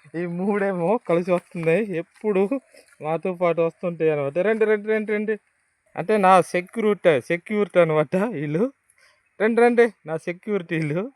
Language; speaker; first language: Telugu; non-native, local second language; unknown